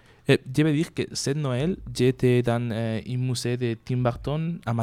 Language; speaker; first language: French; non-native, learner; Spanish